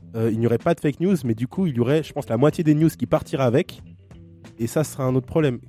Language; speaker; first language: French; native; French